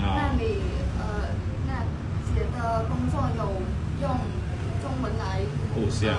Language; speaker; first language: Chinese; non-native, learner; Khmer